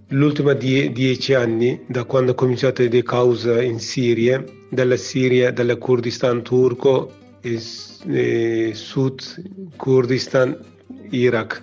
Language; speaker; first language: Italian; non-native, learner; Kurdish